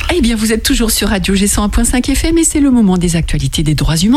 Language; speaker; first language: French; native; French